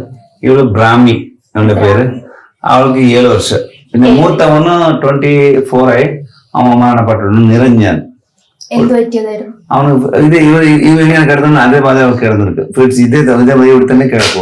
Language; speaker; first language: Malayalam; non-native, local second language; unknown